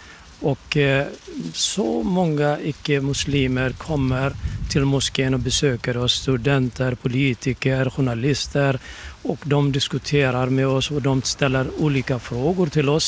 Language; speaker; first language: Swedish; non-native, fluent; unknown